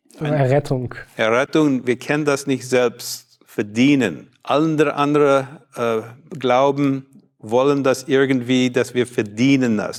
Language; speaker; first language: German; non-native, fluent; English